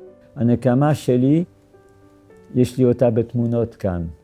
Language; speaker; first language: Hebrew; non-native, fluent; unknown